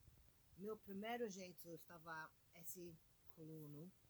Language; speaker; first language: Portuguese; non-native, learner; English